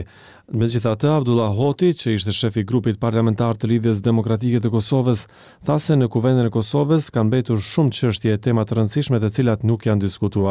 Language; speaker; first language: Albanian; native; Albanian